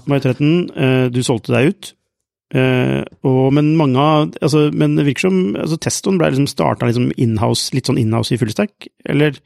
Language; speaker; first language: Norwegian; native; Norwegian